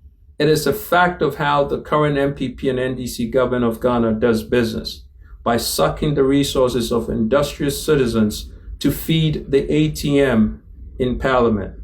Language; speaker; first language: English; non-native, local second language; Akan